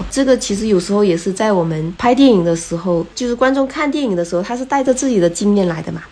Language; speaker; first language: Chinese; non-native, local second language; Min Nan Chinese